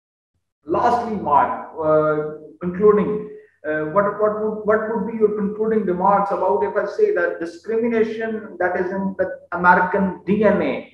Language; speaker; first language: English; non-native, local second language; Urdu